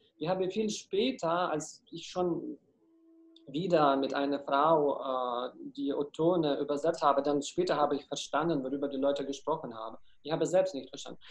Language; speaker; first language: German; non-native, fluent; Ukrainian